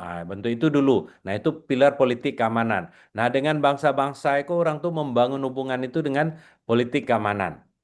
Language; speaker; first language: Indonesian; non-native, local second language; Minangkabau